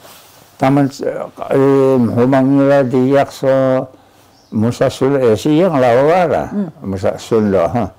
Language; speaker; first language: Chinese; non-native, local second language; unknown